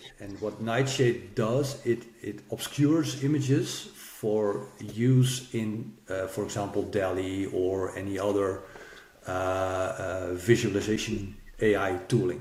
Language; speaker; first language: English; non-native, fluent; Dutch